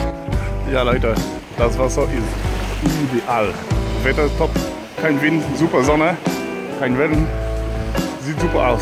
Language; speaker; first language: German; non-native, fluent; French